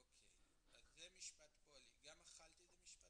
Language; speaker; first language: Hebrew; native; Hebrew